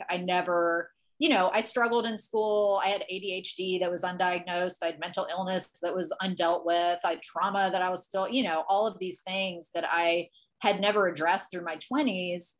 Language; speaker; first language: English; native; English